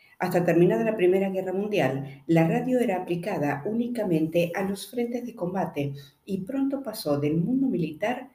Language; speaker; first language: Spanish; native; Spanish